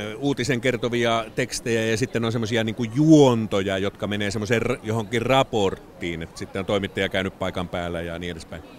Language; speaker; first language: Finnish; native; Finnish